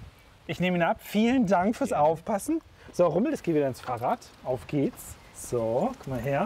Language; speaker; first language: German; native; German